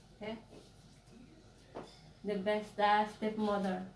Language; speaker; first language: English; non-native, local second language; Filipino